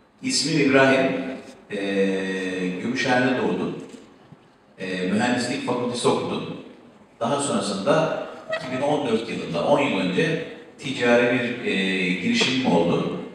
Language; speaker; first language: Turkish; native; Turkish